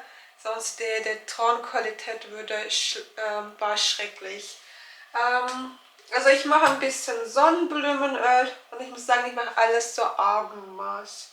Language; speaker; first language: German; non-native, learner; Turkish